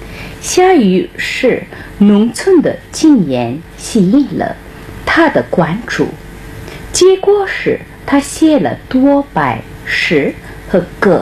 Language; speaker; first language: Chinese; non-native, fluent; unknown